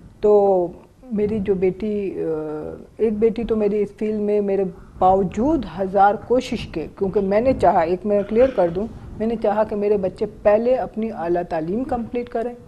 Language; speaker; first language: Urdu; non-native, local second language; Baluchi